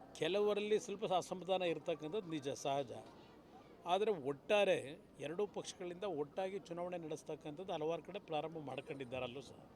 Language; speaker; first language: Kannada; native; Kannada